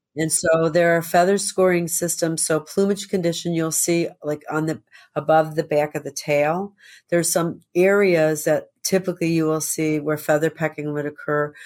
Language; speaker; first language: English; native; English